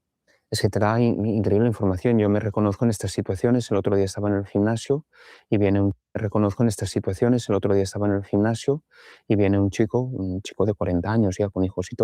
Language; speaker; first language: Spanish; native; Spanish